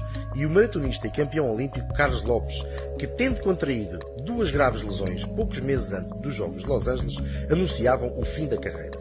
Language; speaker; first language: Portuguese; native; Portuguese